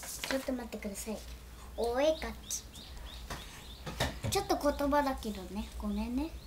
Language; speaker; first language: Japanese; early bilingual, other home language; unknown